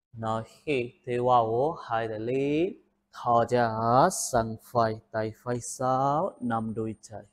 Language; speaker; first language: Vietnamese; non-native, learner; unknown